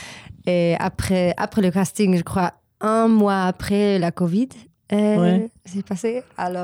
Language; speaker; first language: French; non-native, learner; German